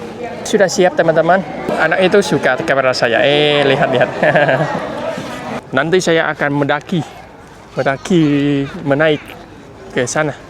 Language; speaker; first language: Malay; non-native, fluent; Vietnamese